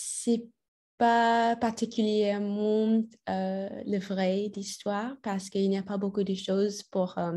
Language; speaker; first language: French; non-native, learner; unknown